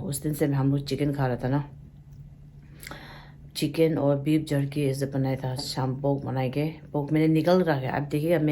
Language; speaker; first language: Hindi; non-native, local second language; Tibetan